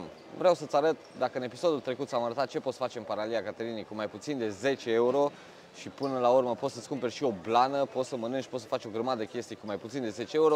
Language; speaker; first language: Romanian; native; Romanian